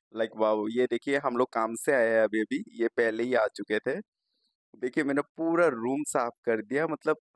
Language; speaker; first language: Hindi; non-native, local second language; Bangla